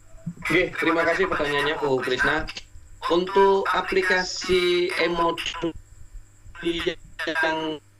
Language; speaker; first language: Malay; non-native, local second language; Javanese